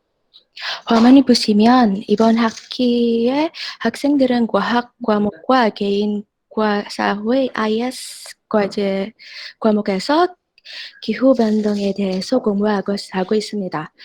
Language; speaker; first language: Korean; non-native, fluent; Indonesian